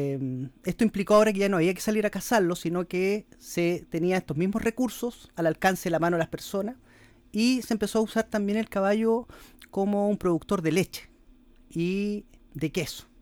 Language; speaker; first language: Spanish; native; Spanish